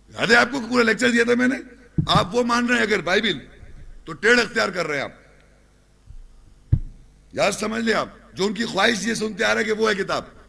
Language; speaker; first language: Urdu; native; Urdu